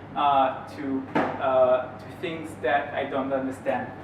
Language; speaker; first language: English; non-native, fluent; Hebrew